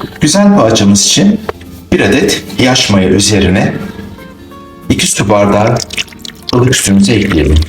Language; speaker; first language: Turkish; native; Turkish